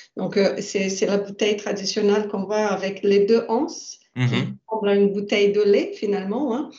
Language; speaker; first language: French; non-native, fluent; Portuguese